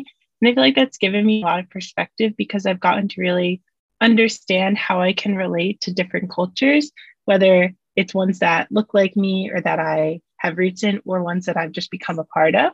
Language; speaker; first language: English; native; English